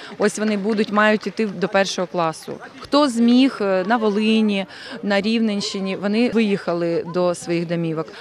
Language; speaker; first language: Ukrainian; native; Ukrainian